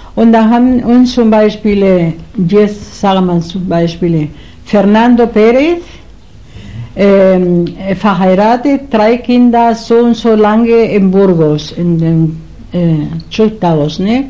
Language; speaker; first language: German; non-native, learner; Spanish